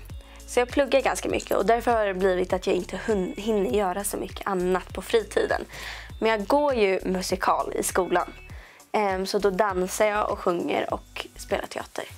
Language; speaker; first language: Swedish; native; Swedish